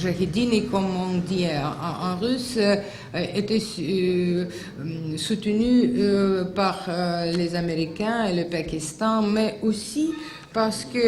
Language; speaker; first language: French; non-native, fluent; Russian